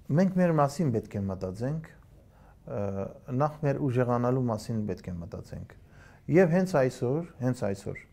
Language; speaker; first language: Armenian; early bilingual, heritage; Armenian